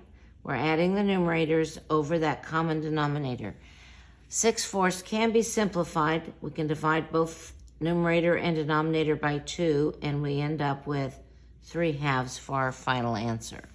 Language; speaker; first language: English; native; English